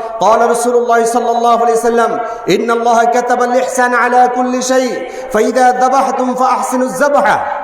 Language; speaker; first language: Arabic; non-native, fluent; Bangla